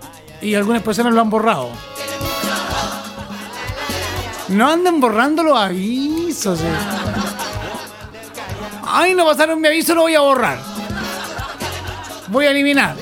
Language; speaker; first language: Spanish; native; Spanish